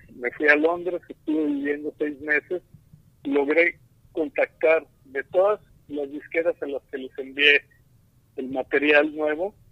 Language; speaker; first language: Spanish; native; Spanish